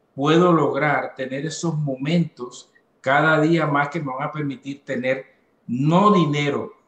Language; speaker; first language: Spanish; native; Spanish